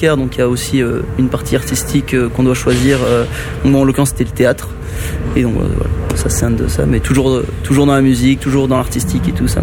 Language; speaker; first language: French; native; French